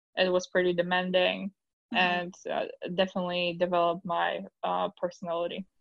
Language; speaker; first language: English; non-native, fluent; Polish